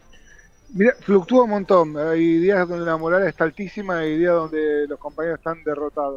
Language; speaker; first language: Spanish; native; Spanish